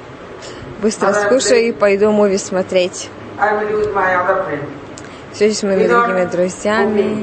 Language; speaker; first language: Russian; native; Russian